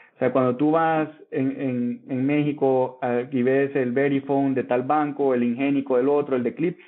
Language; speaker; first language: Spanish; native; Spanish